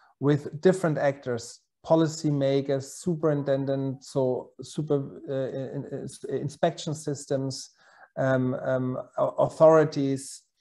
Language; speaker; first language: English; non-native, fluent; German